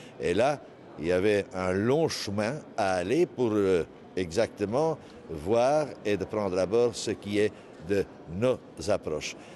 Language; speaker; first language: French; non-native, local second language; Dutch